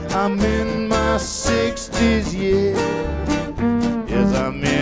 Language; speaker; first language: English; native; English